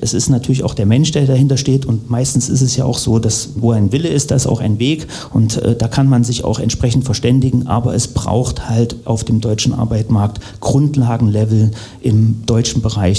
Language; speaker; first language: German; native; German